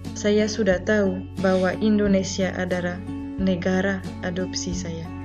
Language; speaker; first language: Indonesian; non-native, fluent; French